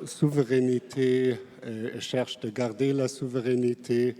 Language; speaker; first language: French; non-native, fluent; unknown